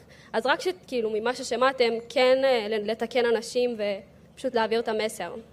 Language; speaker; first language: Hebrew; early bilingual, other home language; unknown